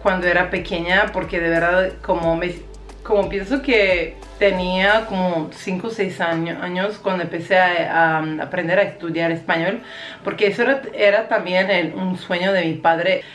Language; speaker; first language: Spanish; non-native, fluent; Croatian